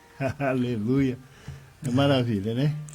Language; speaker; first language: Portuguese; native; Portuguese